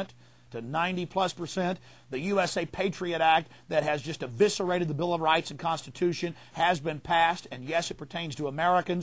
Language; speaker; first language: English; native; English